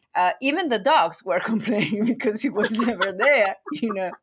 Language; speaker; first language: English; non-native, fluent; Italian